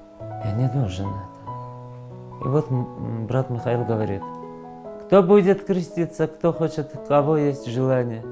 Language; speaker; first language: Russian; non-native, fluent; Georgian